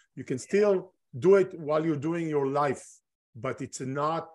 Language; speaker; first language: English; non-native, fluent; Hebrew